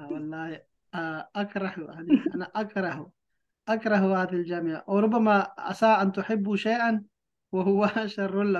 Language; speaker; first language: Arabic; non-native, fluent; Urdu